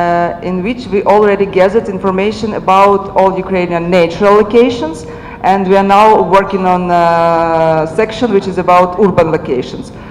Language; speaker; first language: English; non-native, fluent; Ukrainian